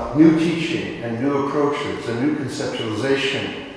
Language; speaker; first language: English; native; English